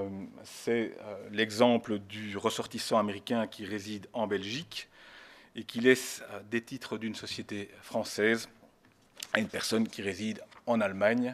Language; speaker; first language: French; native; French